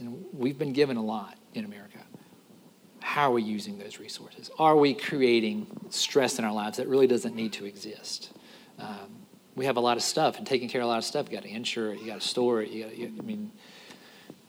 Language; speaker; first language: English; native; English